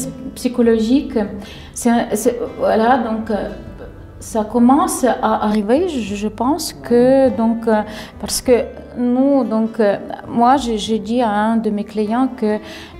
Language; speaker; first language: French; non-native, fluent; Ukrainian